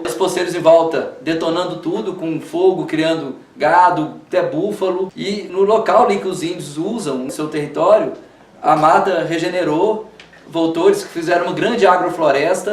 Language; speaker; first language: Portuguese; native; Portuguese